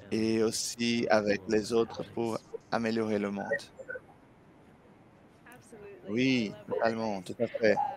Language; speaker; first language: French; non-native, learner; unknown